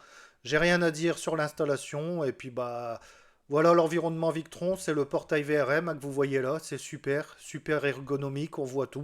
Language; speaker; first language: French; native; French